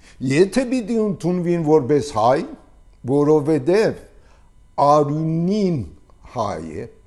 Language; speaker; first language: Armenian; early bilingual, heritage; Armenian